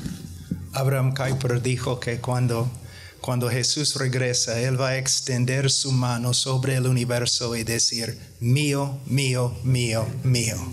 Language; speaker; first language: Spanish; non-native, fluent; English